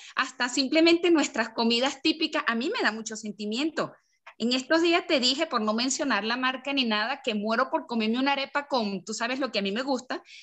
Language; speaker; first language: Spanish; native; Spanish